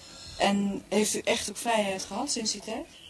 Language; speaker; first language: Dutch; native; Dutch